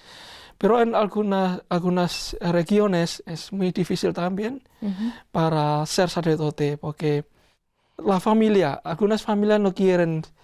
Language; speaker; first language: Spanish; non-native, learner; Indonesian